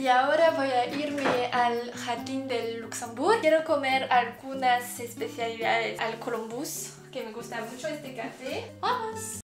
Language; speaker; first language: Spanish; early bilingual, heritage; French